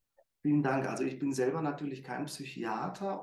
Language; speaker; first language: German; native; German